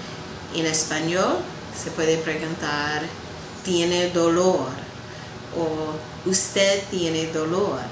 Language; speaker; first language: Spanish; non-native, learner; English